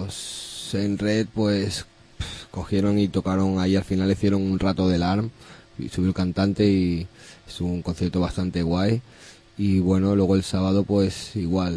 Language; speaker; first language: Spanish; native; Spanish